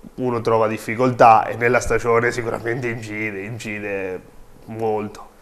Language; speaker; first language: Italian; native; Italian